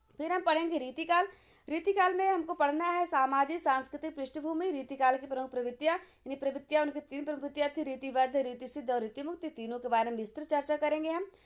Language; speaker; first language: Hindi; native; Hindi